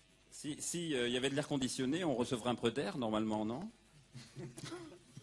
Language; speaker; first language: French; native; French